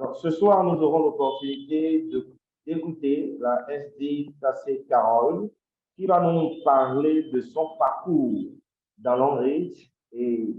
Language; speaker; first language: French; non-native, local second language; Yoruba